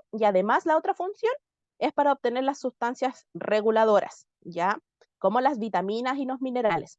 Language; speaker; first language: Spanish; native; Spanish